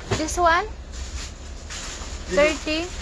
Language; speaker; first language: English; non-native, learner; Filipino